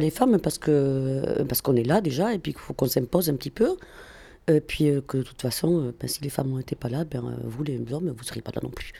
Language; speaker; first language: French; non-native, fluent; Spanish